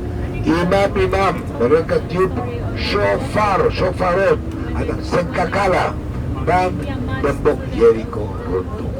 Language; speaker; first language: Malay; non-native, fluent; Hebrew